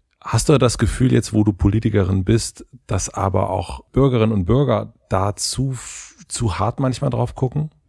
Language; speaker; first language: German; native; German